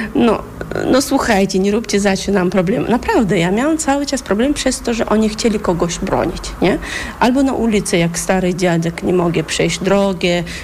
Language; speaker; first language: Polish; non-native, fluent; Chechen